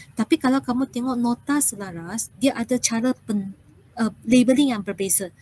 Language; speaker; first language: Malay; non-native, local second language; Chinese